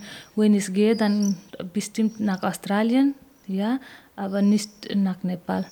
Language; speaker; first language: German; non-native, learner; Nepali